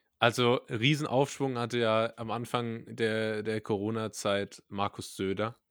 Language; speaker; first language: German; native; German